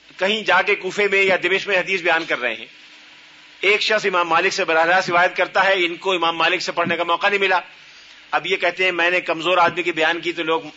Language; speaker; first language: Urdu; native; Urdu